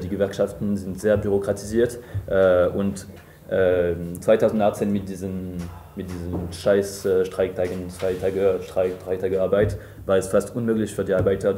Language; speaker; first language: German; non-native, fluent; French